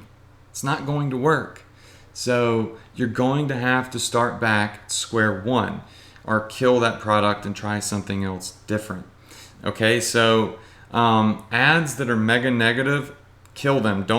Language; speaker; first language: English; native; English